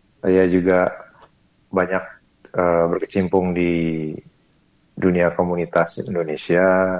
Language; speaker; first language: Indonesian; native; Indonesian